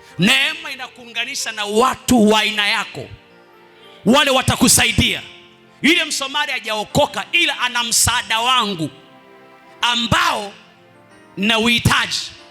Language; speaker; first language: Swahili; non-native, local second language; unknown